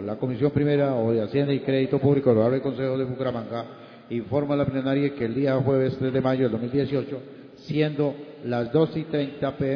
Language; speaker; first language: Spanish; native; Spanish